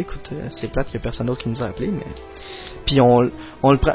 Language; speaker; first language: French; native; French